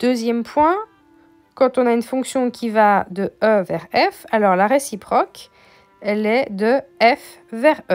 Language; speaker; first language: French; native; French